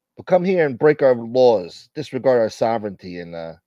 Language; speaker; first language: English; native; English